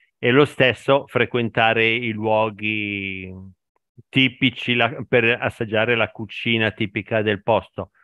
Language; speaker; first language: Italian; native; Italian